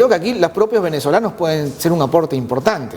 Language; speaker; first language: Spanish; native; Spanish